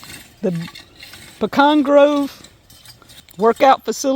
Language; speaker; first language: English; native; English